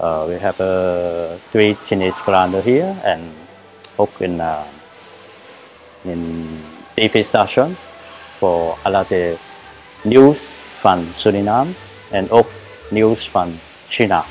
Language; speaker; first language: Dutch; non-native, learner; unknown